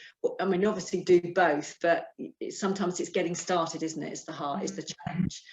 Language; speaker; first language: English; native; English